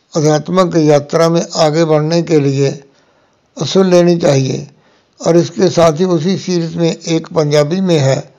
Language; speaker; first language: Hindi; non-native, local second language; Punjabi